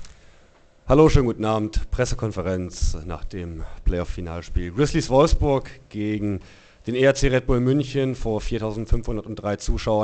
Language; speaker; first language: German; native; German